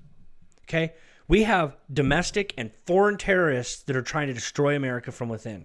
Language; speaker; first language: English; native; English